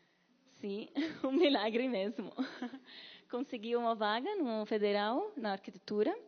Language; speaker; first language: Portuguese; non-native, learner; Arabic